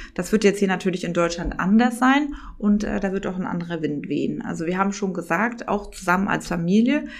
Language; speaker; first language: German; native; German